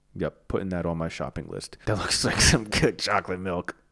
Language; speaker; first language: English; native; English